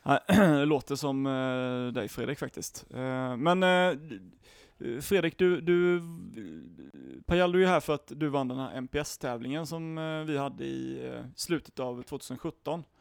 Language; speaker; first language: Swedish; native; Swedish